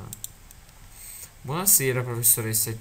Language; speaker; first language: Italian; non-native, fluent; Russian